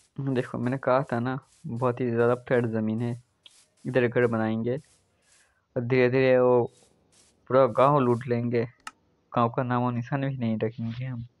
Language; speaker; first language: Hindi; non-native, local second language; Bangla